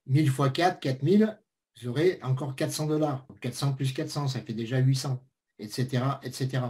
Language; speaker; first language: French; native; French